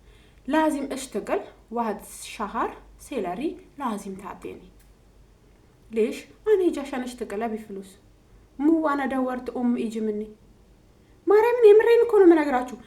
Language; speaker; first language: Arabic; non-native, learner; Amharic